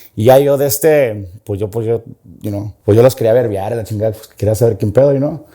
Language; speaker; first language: Spanish; early bilingual, heritage; Spanish